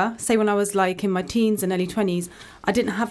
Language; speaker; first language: English; native; English